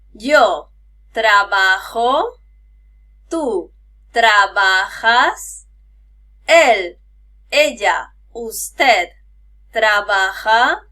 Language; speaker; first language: Spanish; native; Spanish